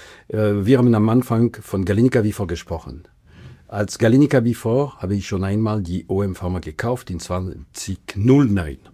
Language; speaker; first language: German; non-native, local second language; French